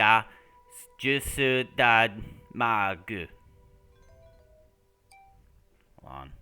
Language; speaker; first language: Korean; non-native, learner; English